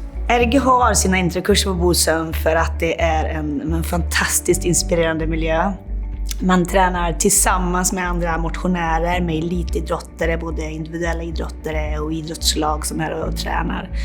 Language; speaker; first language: Swedish; native; Swedish